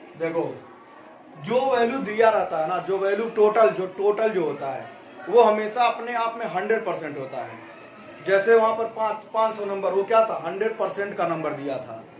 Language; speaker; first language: Hindi; native; Hindi